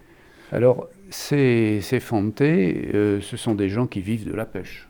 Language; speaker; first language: French; native; French